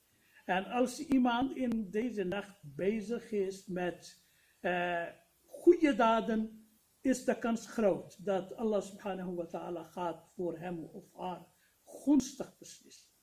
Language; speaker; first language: Dutch; non-native, fluent; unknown